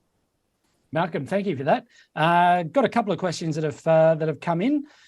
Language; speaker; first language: English; native; English